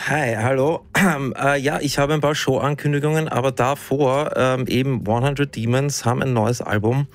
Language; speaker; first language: German; native; German